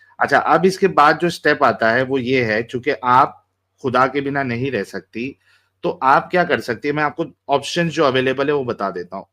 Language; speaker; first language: Hindi; native; Hindi